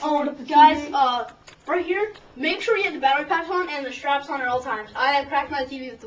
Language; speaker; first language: English; native; English